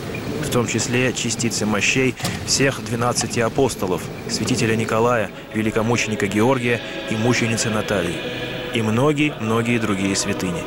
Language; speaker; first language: Russian; native; Russian